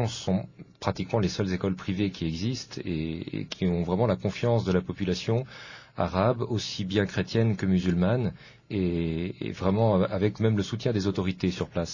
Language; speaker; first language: French; native; French